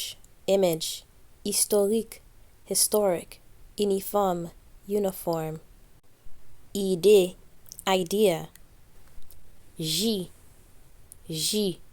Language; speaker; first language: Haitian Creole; early bilingual, heritage; Haitian Creole